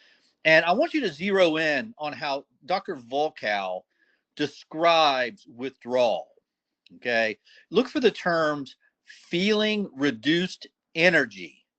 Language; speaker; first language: English; native; English